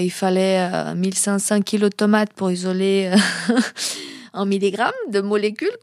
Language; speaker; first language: French; non-native, fluent; Portuguese